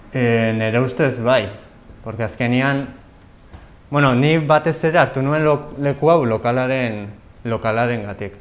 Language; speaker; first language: Basque; non-native, local second language; Spanish